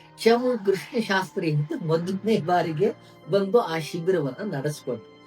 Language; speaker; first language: Kannada; non-native, local second language; Tamil